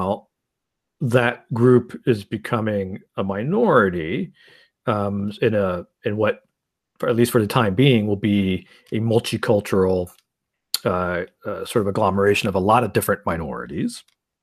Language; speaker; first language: English; early bilingual, other home language; Spanish